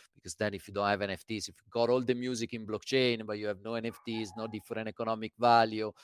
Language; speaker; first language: English; non-native, fluent; Italian